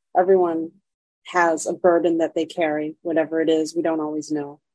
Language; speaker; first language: English; native; English